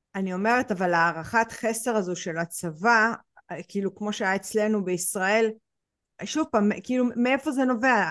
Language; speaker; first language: Hebrew; native; Hebrew